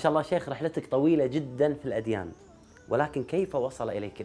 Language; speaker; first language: Arabic; native; Arabic